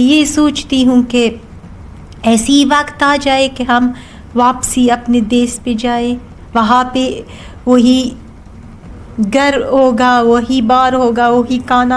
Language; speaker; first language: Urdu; non-native, learner; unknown